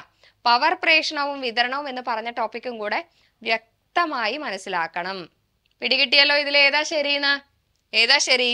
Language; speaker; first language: Malayalam; native; Malayalam